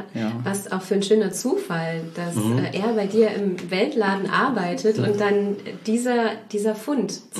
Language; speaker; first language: German; native; German